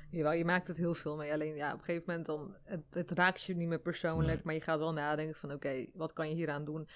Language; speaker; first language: Dutch; early bilingual, other home language; Armenian